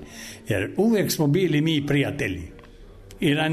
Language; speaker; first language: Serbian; non-native, local second language; Albanian